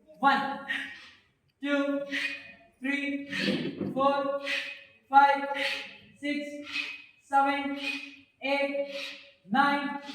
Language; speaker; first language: English; non-native, local second language; Kannada